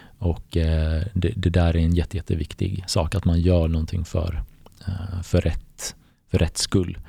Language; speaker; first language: Swedish; early bilingual, other home language; Bosnian